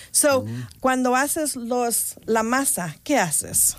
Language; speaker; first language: Spanish; non-native, learner; English